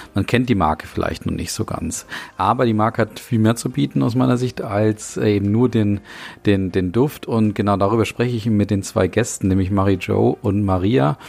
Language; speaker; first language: German; native; German